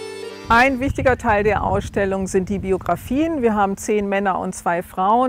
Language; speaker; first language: German; native; German